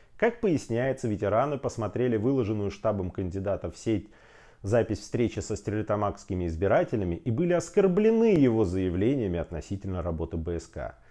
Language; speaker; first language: Russian; native; Russian